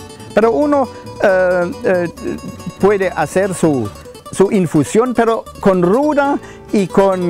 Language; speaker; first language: Spanish; non-native, fluent; German